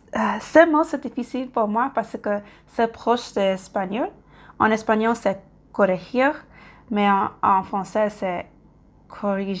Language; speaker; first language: French; non-native, learner; English